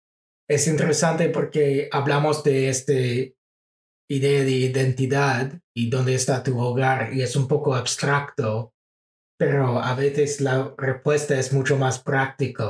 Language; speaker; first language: Spanish; non-native, fluent; English